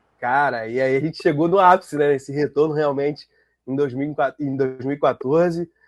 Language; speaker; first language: Portuguese; native; Portuguese